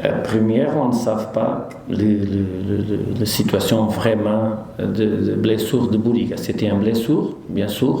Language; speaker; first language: French; non-native, learner; Portuguese